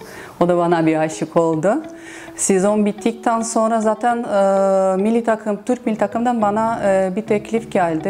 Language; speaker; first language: Turkish; non-native, fluent; Russian